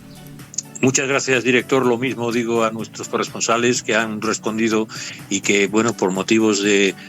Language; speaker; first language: Spanish; native; Spanish